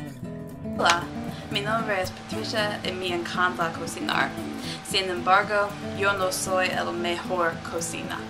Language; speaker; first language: Spanish; non-native, learner; English